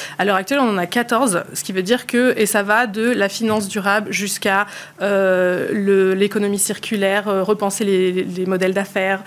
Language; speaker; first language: French; native; French